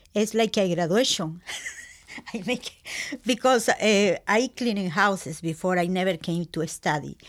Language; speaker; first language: English; non-native, learner; Spanish